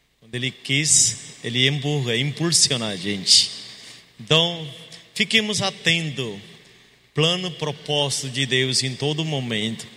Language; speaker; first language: Portuguese; non-native, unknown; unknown